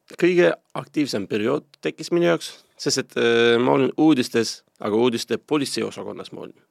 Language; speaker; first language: Estonian; non-native, fluent; Turkish